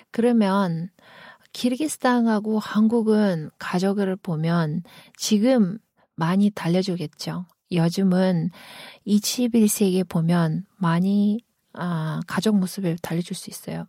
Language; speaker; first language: Korean; non-native, learner; Kyrgyz